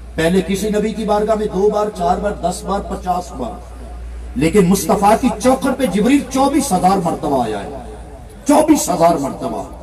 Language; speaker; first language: Urdu; non-native, local second language; Punjabi